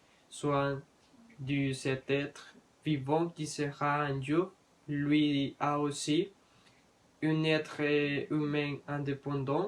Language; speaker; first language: French; non-native, learner; Spanish